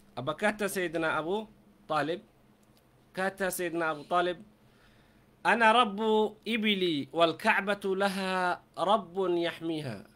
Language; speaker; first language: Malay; non-native, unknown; Arabic